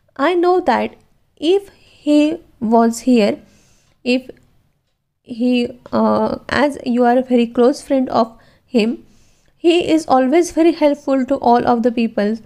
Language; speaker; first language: English; non-native, local second language; Marathi